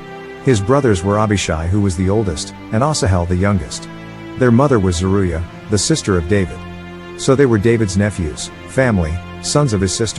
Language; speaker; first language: English; native; English